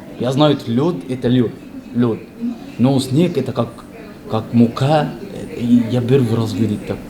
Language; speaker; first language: Russian; non-native, learner; Arabic